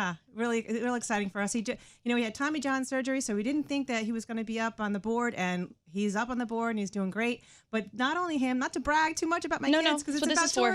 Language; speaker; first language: English; native; English